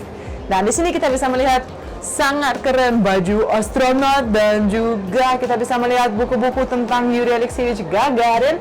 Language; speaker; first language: Indonesian; non-native, fluent; Russian